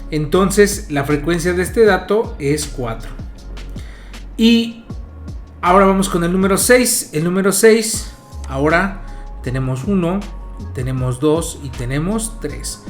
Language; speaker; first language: Spanish; native; Spanish